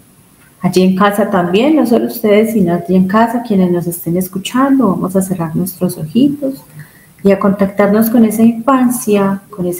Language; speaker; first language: Spanish; native; Spanish